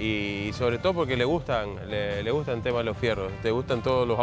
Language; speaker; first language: Spanish; native; Spanish